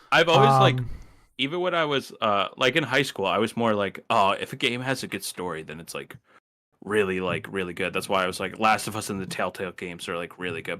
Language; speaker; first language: English; native; English